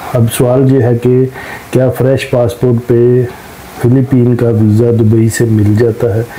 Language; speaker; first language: Urdu; non-native, local second language; Punjabi